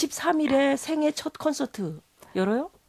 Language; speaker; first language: Korean; native; Korean